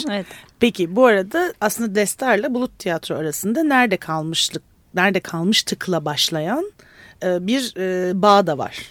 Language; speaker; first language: Turkish; native; Turkish